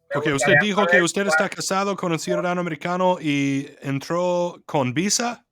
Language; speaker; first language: Spanish; non-native, fluent; English